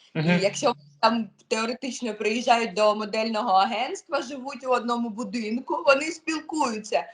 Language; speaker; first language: Ukrainian; non-native, local second language; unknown